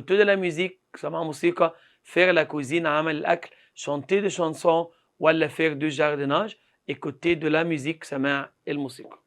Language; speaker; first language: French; non-native, fluent; Arabic